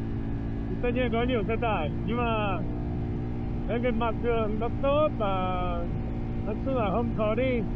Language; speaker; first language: Vietnamese; non-native, fluent; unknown